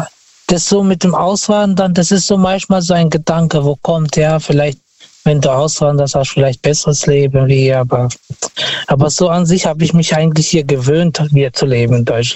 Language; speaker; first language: German; non-native, fluent; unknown